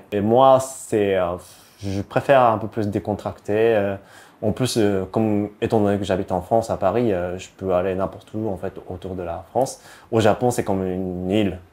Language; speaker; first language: French; non-native, fluent; Japanese